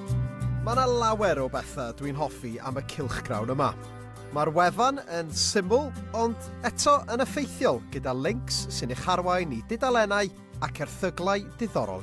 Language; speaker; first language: Welsh; native; Welsh